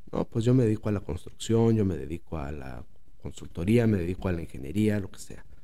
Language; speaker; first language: Spanish; native; Spanish